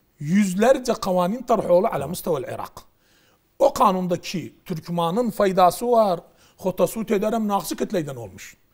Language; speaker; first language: Turkish; native; Turkish